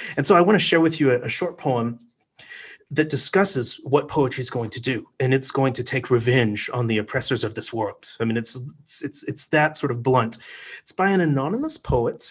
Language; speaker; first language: English; native; English